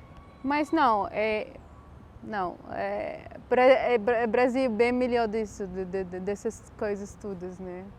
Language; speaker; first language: Portuguese; non-native, fluent; Arabic